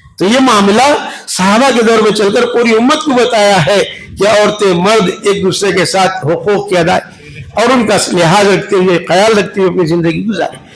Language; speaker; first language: Urdu; native; Urdu